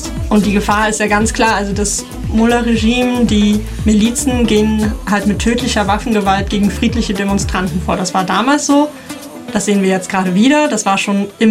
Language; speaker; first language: German; native; German